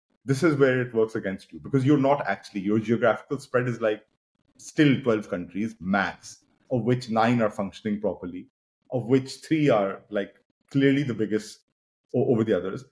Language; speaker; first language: English; non-native, local second language; Hindi